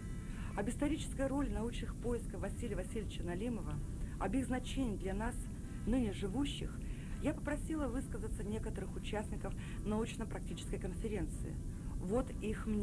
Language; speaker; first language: Russian; native; Russian